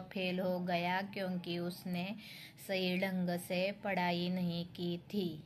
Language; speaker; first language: Hindi; non-native, local second language; Marathi